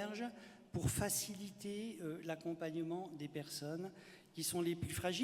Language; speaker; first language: French; native; French